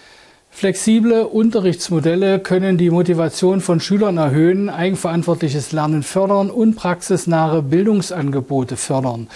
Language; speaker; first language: German; native; German